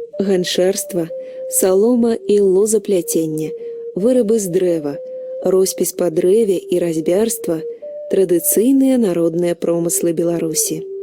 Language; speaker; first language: Belarusian; native; Belarusian